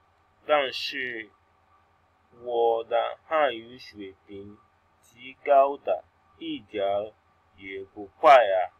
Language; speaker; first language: Chinese; non-native, learner; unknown